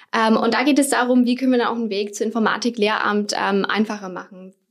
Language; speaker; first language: German; non-native, fluent; English